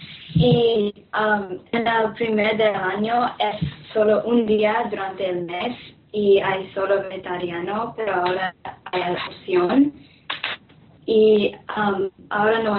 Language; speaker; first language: Spanish; non-native, learner; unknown